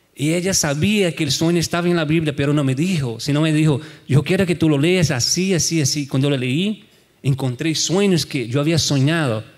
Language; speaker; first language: Spanish; non-native, fluent; Portuguese